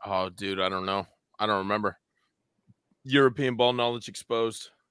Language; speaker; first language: English; early bilingual, other home language; Spanish